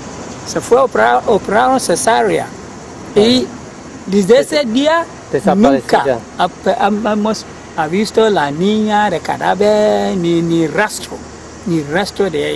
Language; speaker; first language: Spanish; non-native, learner; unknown